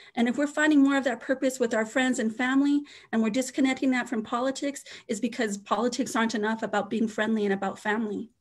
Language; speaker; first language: English; native; English